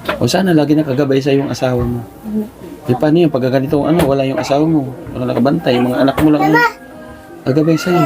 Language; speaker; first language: Filipino; non-native, local second language; Cebuano